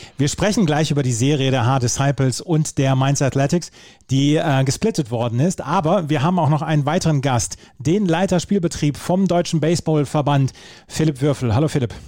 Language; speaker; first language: German; native; German